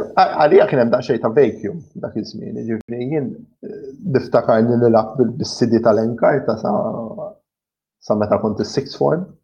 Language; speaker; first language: Maltese; early bilingual, heritage; Maltese